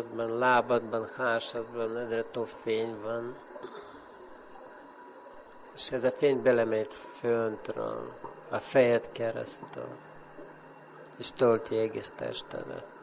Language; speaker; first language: Hungarian; non-native, fluent; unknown